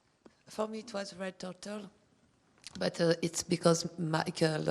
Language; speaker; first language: English; non-native, learner; French